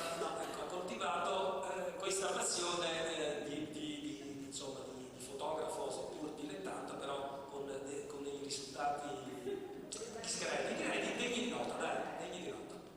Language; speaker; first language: Italian; native; Italian